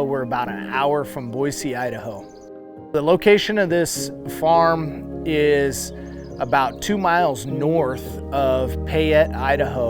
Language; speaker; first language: English; native; English